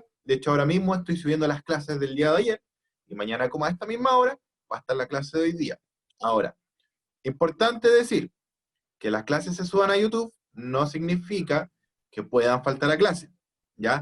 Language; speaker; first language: Spanish; native; Spanish